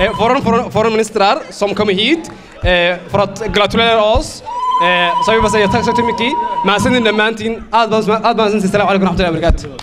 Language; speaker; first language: Swedish; early bilingual, other home language; Somali